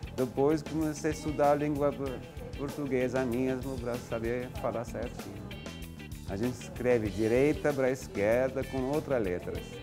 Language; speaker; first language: Portuguese; non-native, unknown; Arabic